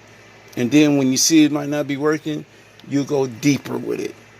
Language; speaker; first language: English; native; English